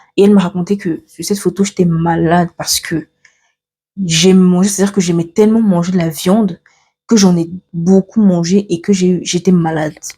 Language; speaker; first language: French; early bilingual, other home language; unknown